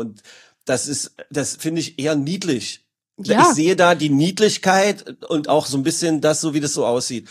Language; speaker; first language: German; native; German